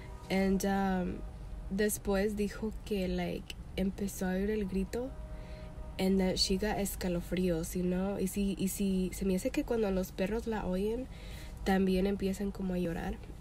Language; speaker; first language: Spanish; early bilingual, heritage; Spanish